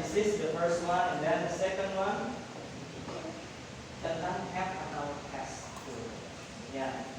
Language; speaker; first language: English; non-native, learner; Indonesian